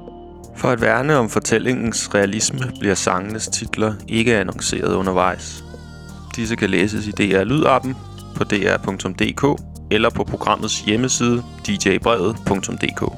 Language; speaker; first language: Danish; native; Danish